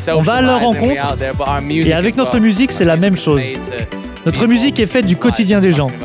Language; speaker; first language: French; non-native, fluent; English